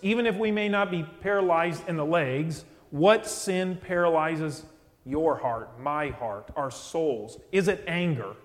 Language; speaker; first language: English; native; English